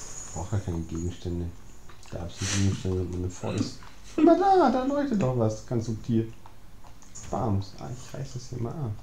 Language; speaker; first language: German; native; German